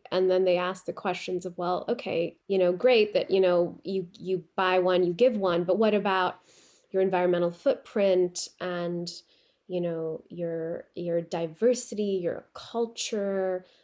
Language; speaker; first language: English; non-native, local second language; Urdu